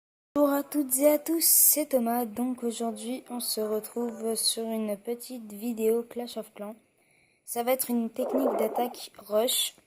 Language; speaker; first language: French; native; French